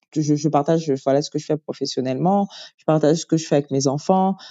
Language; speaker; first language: French; native; French